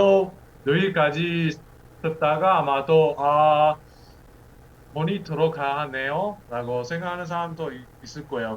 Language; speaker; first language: Korean; early bilingual, heritage; English